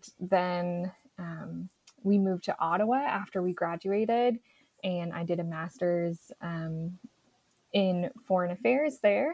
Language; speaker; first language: English; native; English